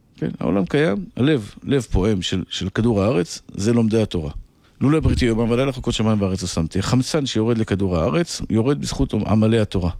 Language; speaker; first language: Hebrew; native; Hebrew